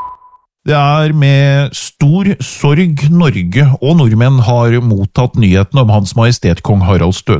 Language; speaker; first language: Norwegian; native; Norwegian